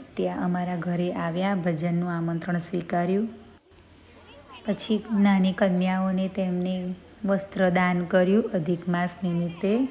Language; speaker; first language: Gujarati; native; Gujarati